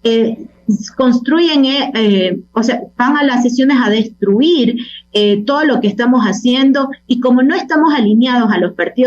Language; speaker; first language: Spanish; native; Spanish